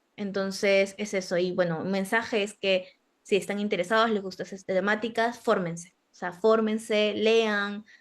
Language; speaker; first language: Spanish; native; Spanish